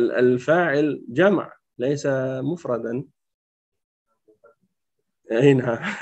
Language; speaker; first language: Arabic; non-native, fluent; French